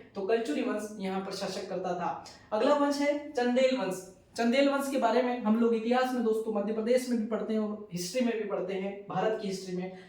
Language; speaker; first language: Hindi; native; Hindi